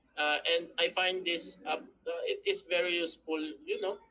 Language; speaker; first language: English; non-native, learner; Filipino